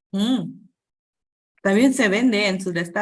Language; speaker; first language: Spanish; non-native, fluent; Indonesian